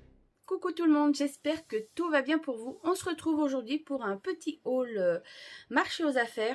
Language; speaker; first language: French; native; French